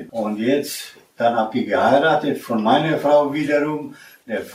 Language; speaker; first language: German; non-native, fluent; Polish